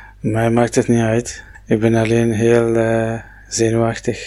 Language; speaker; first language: Dutch; non-native, local second language; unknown